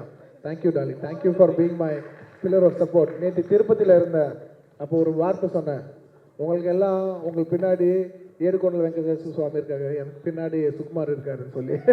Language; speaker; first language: Tamil; non-native, local second language; Telugu